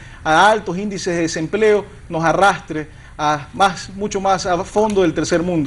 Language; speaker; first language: Spanish; native; Spanish